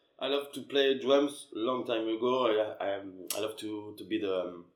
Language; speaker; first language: English; non-native, learner; French